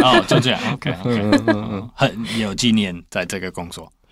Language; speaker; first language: Chinese; non-native, learner; English